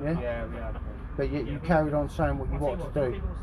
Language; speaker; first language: English; native; English